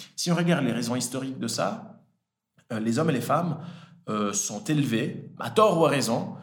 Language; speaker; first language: French; early bilingual, other home language; Italian